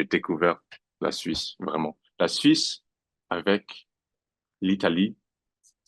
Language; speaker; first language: French; non-native, fluent; English